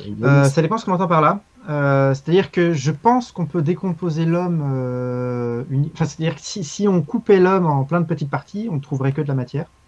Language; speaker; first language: French; native; French